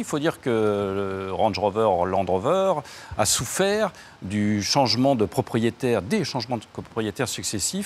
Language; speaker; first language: French; native; French